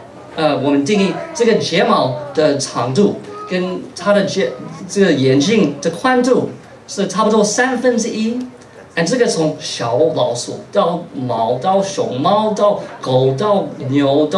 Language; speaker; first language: Chinese; non-native, fluent; English